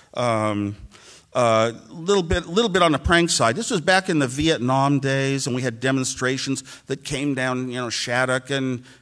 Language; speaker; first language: English; native; English